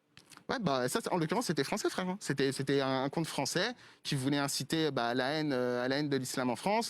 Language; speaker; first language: French; native; French